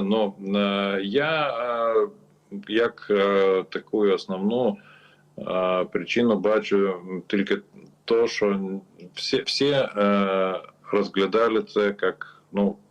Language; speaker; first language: Ukrainian; non-native, learner; Lithuanian